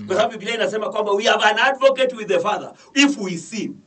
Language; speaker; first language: English; non-native, local second language; Swahili